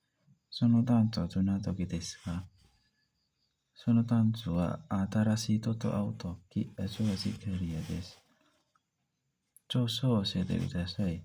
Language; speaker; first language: Japanese; non-native, learner; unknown